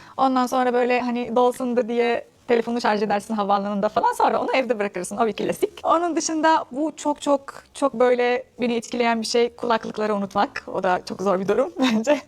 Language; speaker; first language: Turkish; non-native, fluent; Arabic